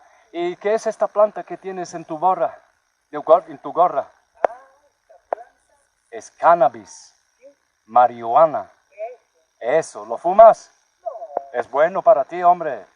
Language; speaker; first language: Spanish; non-native, learner; English